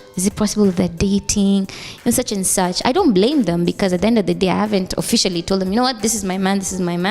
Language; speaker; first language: English; non-native, local second language; Swahili